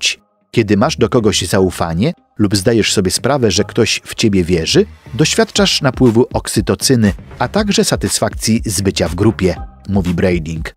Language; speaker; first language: Polish; native; Polish